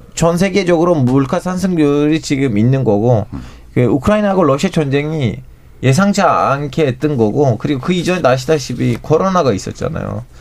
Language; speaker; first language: Korean; non-native, fluent; Turkish